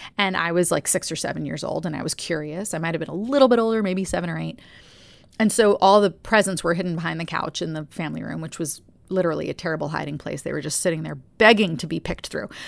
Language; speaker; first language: English; native; English